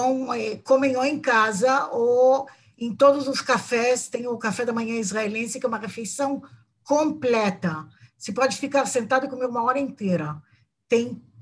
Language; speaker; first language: Portuguese; non-native, fluent; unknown